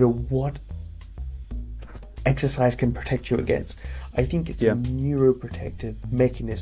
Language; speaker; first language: English; native; English